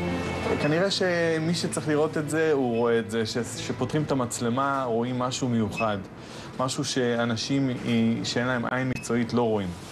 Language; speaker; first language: Hebrew; native; Hebrew